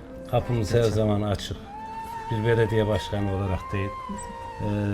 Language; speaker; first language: Turkish; native; Turkish